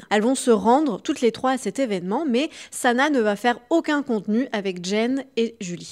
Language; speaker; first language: French; native; French